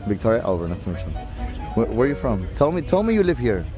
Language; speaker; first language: English; early bilingual, other home language; Spanish